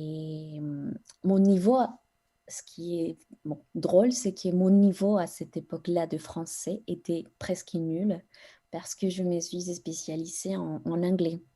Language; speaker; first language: French; non-native, fluent; Spanish